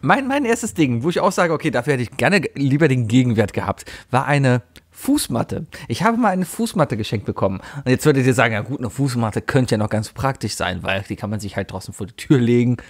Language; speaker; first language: German; native; German